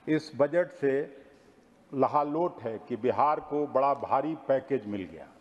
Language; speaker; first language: Hindi; native; Hindi